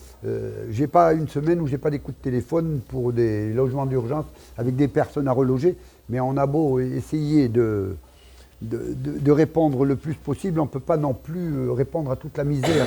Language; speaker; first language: French; native; French